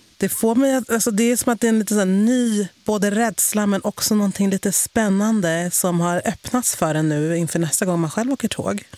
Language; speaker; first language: Swedish; native; Swedish